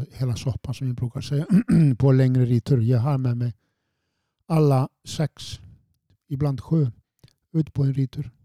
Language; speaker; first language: Swedish; non-native, fluent; Icelandic